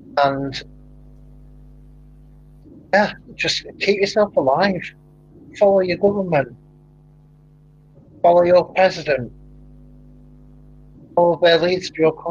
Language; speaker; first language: English; native; English